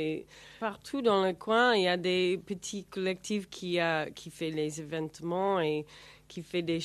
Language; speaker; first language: French; non-native, learner; English